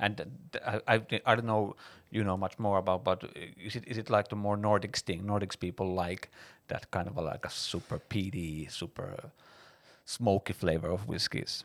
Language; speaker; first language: English; non-native, fluent; Finnish